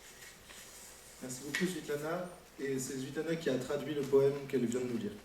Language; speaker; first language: French; native; French